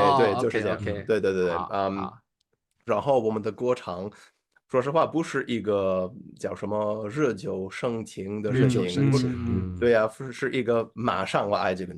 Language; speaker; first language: Chinese; non-native, fluent; English